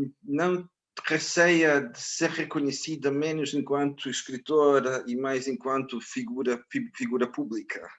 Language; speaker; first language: Portuguese; non-native, fluent; Croatian